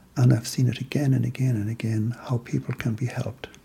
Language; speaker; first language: English; native; English